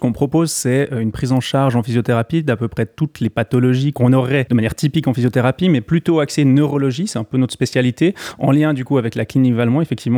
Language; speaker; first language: French; native; French